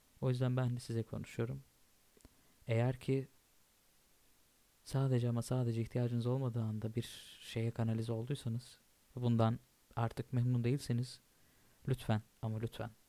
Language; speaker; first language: Turkish; native; Turkish